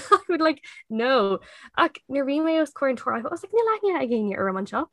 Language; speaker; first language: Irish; non-native, local second language; English